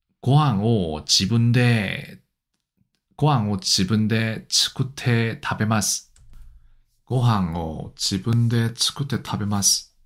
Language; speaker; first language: Japanese; non-native, learner; Korean